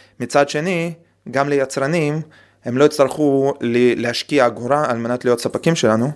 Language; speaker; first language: Hebrew; non-native, fluent; Russian